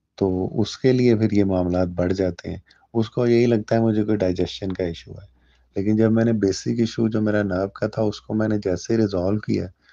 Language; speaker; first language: Urdu; native; Urdu